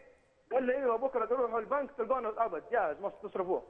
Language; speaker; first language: Arabic; native; Arabic